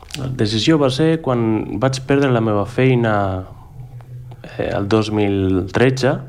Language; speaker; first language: Catalan; non-native, fluent; Greek